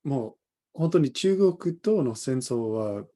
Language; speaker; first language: Japanese; non-native, fluent; English